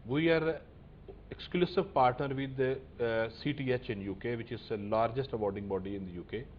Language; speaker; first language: English; non-native, local second language; Urdu